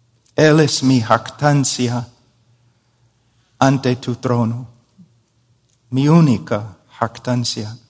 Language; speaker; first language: Spanish; non-native, fluent; English